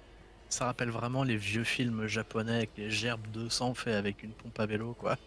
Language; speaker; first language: French; native; French